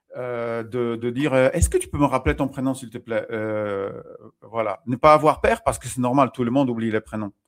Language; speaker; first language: French; non-native, fluent; Polish